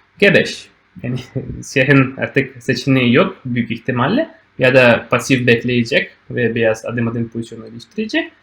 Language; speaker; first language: Turkish; non-native, fluent; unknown